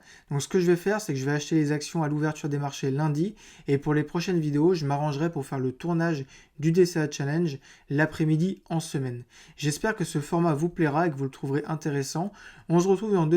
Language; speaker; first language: French; native; French